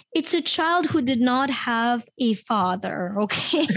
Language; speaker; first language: English; non-native, fluent; Ukrainian